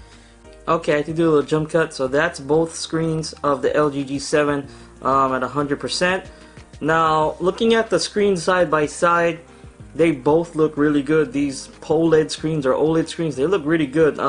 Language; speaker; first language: English; native; English